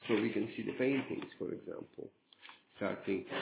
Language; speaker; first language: English; non-native, fluent; Italian